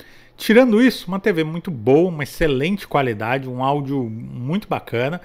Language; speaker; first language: Portuguese; native; Portuguese